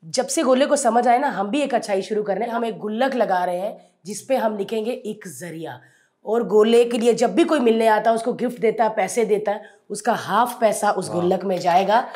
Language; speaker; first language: Hindi; non-native, local second language; Punjabi